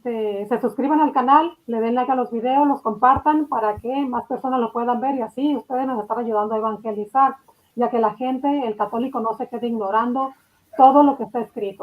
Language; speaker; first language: Spanish; native; Spanish